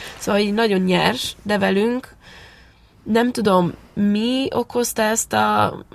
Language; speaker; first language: Hungarian; early bilingual, heritage; Hungarian